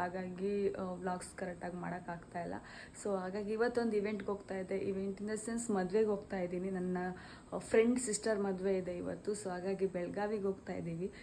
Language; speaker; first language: Kannada; native; Kannada